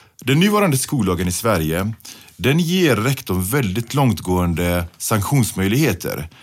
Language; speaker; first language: Swedish; early bilingual, other home language; Pashto